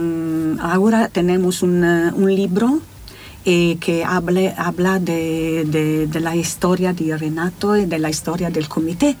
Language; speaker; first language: Spanish; non-native, learner; Italian